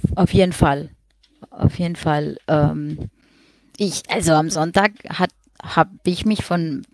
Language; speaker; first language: German; non-native, fluent; Spanish